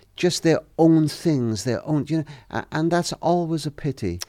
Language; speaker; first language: English; native; English